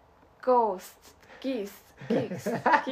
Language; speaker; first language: German; non-native, learner; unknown